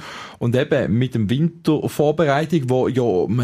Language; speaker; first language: German; native; German